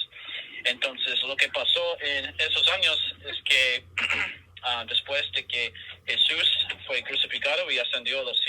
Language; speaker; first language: Spanish; non-native, fluent; English